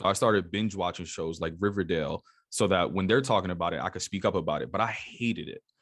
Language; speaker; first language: English; early bilingual, other home language; Spanish